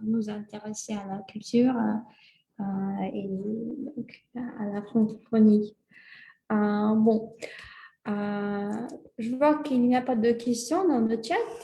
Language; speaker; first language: French; non-native, fluent; Russian